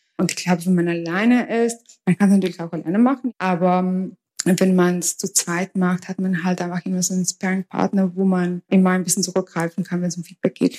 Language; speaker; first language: German; early bilingual, other home language; Albanian